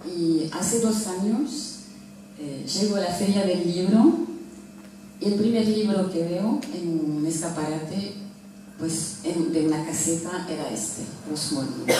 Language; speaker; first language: Spanish; non-native, fluent; French